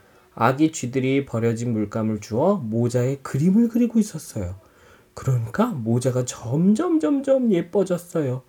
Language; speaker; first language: Korean; native; Korean